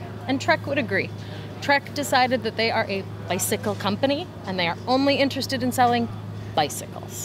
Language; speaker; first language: English; native; English